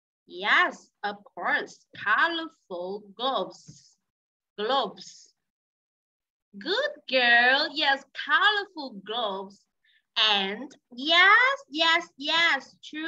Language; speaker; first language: English; non-native, learner; Vietnamese